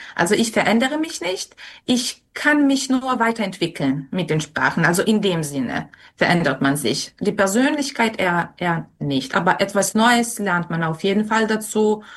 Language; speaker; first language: German; non-native, fluent; Serbian